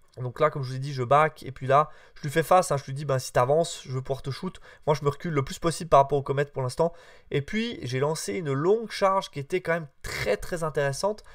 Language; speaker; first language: French; native; French